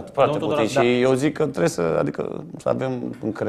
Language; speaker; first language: Romanian; native; Romanian